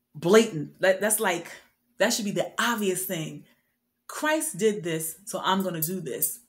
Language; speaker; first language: English; native; English